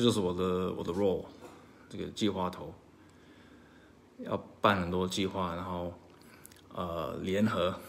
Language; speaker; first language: Chinese; early bilingual, heritage; Chinese